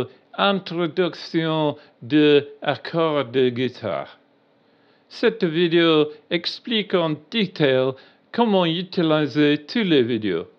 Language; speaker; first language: French; non-native, learner; English